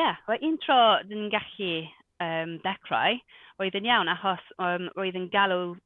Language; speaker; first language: Welsh; non-native, local second language; English